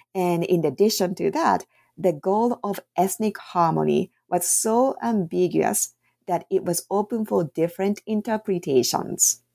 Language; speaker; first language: English; non-native, fluent; Japanese